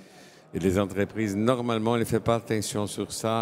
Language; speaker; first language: French; non-native, fluent; Portuguese